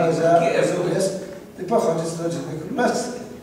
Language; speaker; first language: Polish; native; Polish